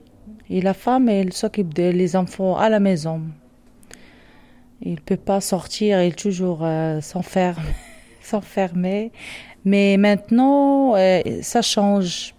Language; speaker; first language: French; non-native, learner; Arabic